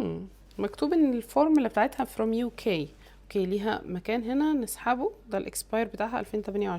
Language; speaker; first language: Arabic; native; Arabic